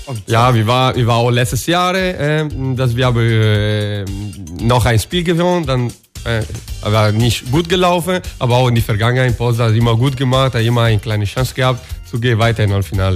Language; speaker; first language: German; non-native, learner; Italian